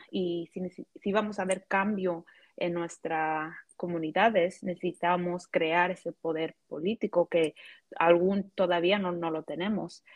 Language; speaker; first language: Spanish; early bilingual, heritage; Spanish